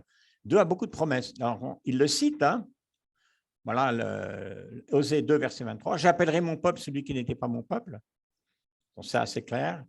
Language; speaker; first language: French; native; French